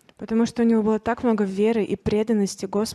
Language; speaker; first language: Russian; native; Russian